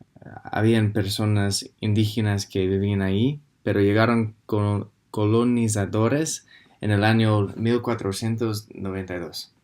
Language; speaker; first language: Spanish; non-native, fluent; English